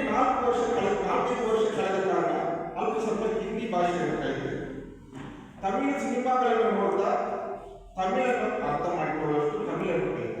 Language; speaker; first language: Kannada; non-native, local second language; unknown